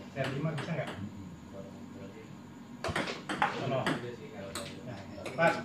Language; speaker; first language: Indonesian; native; Indonesian